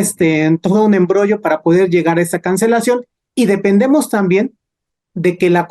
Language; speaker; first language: Spanish; native; Spanish